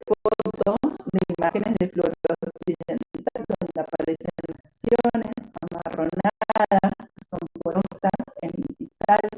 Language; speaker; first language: Spanish; native; Spanish